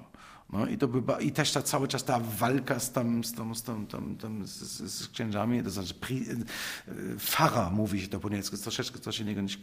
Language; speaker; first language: Polish; non-native, fluent; German